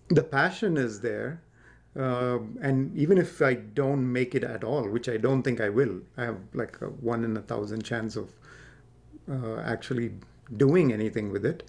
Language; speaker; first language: English; non-native, local second language; Tamil